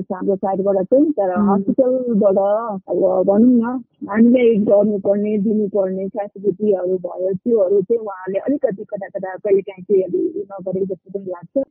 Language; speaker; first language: Nepali; non-native, local second language; Maithili